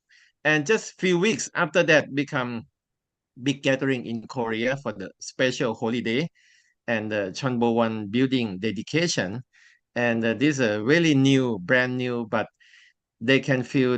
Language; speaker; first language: English; non-native, learner; Thai